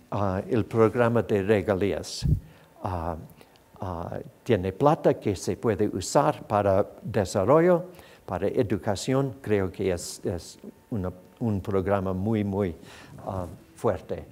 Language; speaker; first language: Spanish; non-native, fluent; English